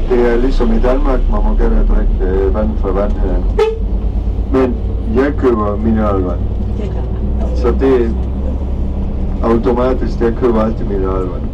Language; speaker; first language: Danish; non-native, fluent; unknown